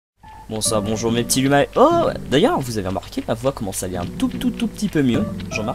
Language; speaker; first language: French; native; French